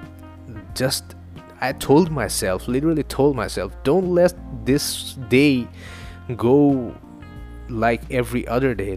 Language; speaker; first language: English; non-native, local second language; Assamese